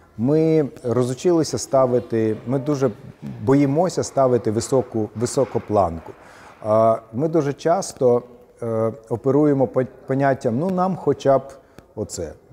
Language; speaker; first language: Ukrainian; native; Ukrainian